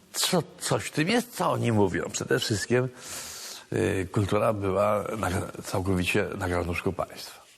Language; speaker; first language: Polish; native; Polish